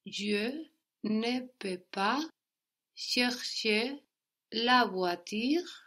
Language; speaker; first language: French; non-native, learner; English